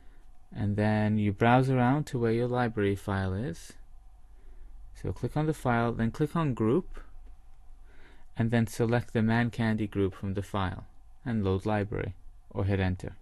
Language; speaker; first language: English; native; English